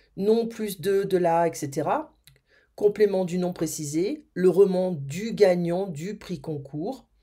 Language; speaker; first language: French; native; French